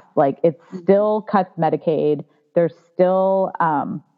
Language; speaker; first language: English; native; English